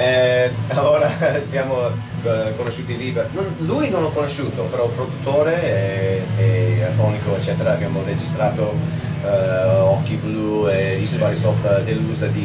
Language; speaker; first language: Italian; non-native, learner; English